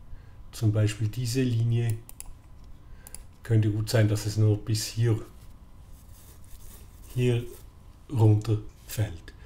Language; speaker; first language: German; native; German